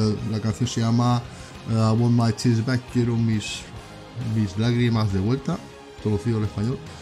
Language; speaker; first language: Spanish; native; Spanish